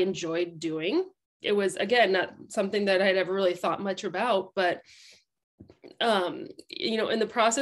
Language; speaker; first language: English; native; English